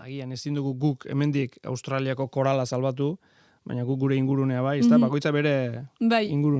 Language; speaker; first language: Basque; native; Basque